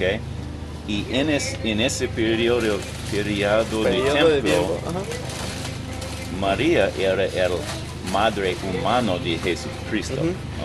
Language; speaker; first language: Spanish; non-native, learner; English